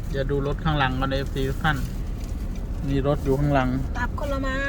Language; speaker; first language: Thai; non-native, local second language; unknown